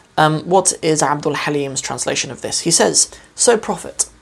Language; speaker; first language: English; native; English